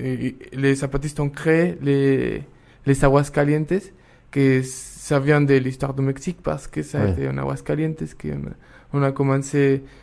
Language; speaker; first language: French; non-native, fluent; Spanish